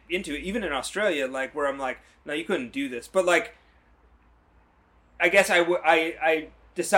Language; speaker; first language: English; native; English